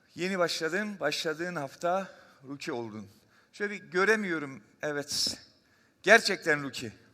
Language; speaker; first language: Turkish; native; Turkish